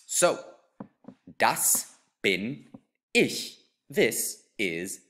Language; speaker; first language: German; non-native, fluent; English